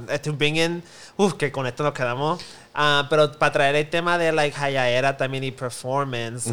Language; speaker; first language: Spanish; early bilingual, heritage; Spanish